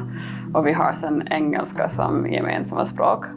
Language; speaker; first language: Swedish; non-native, fluent; English